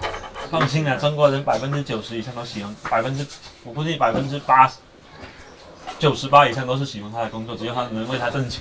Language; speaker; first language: Chinese; native; Chinese